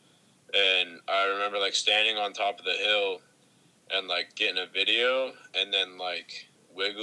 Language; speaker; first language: English; native; English